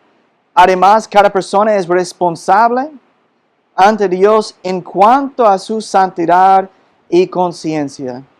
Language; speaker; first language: Spanish; non-native, fluent; English